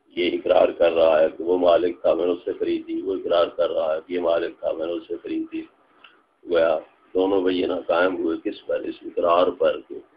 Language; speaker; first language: Urdu; non-native, local second language; Punjabi